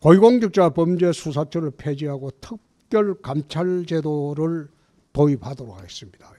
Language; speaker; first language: Korean; native; Korean